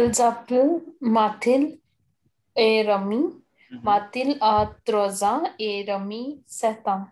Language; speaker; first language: French; non-native, learner; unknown